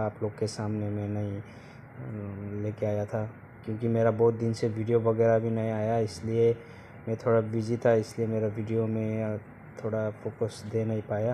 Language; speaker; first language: Hindi; non-native, local second language; Nepali